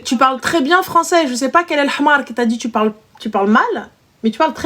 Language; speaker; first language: French; early bilingual, other home language; Arabic